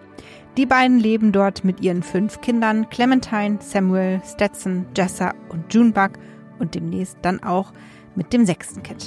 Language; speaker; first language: German; native; German